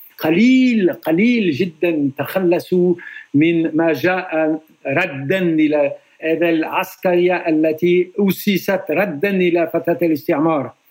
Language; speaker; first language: Arabic; non-native, fluent; French